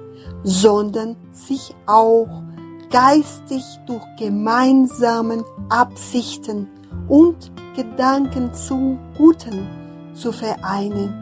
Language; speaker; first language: German; non-native, fluent; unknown